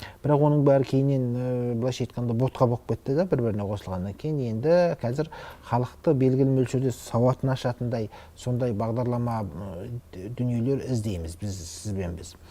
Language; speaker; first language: Kazakh; native; Kazakh